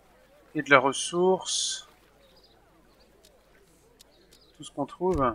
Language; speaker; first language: French; native; French